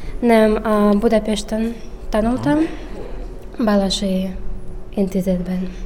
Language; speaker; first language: Hungarian; non-native, learner; Udmurt